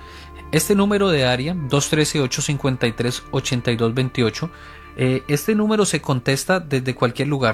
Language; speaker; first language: Spanish; native; Spanish